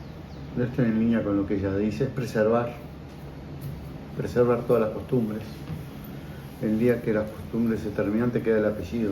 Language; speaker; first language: Spanish; native; Spanish